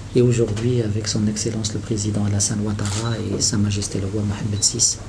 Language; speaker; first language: French; non-native, local second language; Arabic